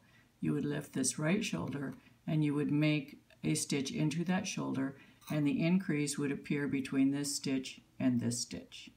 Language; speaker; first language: English; native; English